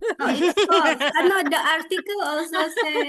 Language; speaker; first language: English; non-native, learner; Indonesian